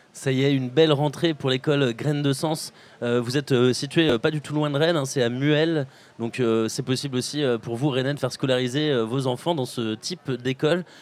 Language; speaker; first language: French; native; French